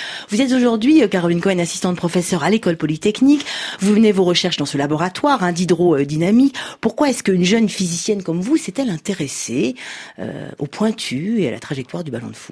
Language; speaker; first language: French; native; French